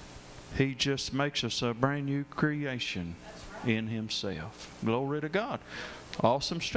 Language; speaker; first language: English; native; English